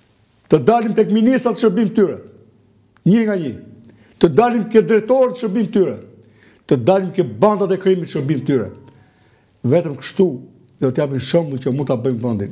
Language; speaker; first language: Albanian; native; Albanian